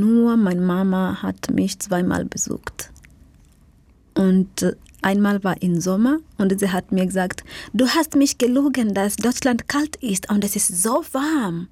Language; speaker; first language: German; non-native, learner; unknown